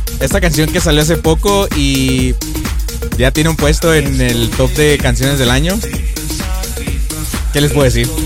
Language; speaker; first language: Spanish; native; Spanish